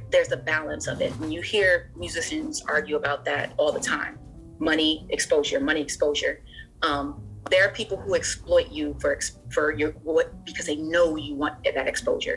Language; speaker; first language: English; native; English